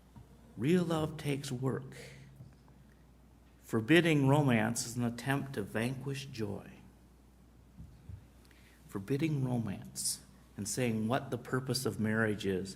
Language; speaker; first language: English; native; English